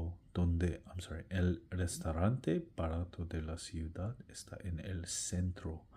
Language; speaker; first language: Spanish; non-native, learner; English